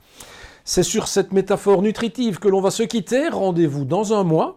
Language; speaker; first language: French; native; French